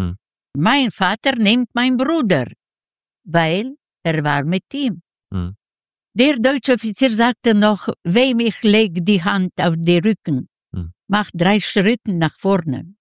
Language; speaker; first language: German; non-native, learner; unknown